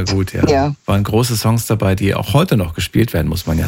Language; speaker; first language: German; native; German